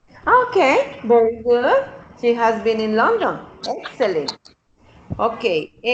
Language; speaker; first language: English; non-native, fluent; Spanish